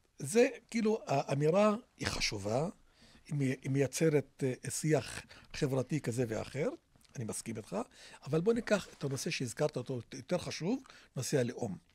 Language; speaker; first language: Hebrew; non-native, local second language; Arabic